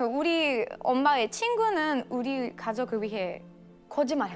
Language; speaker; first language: Korean; non-native, learner; Bosnian